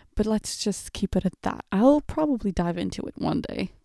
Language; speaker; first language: English; early bilingual, other home language; Portuguese